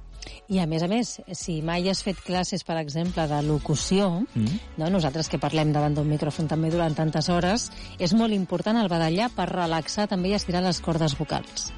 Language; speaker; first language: Catalan; native; Catalan